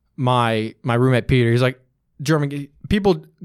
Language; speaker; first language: English; native; English